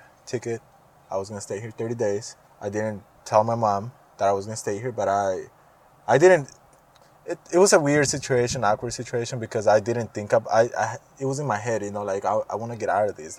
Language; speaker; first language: English; non-native, fluent; Spanish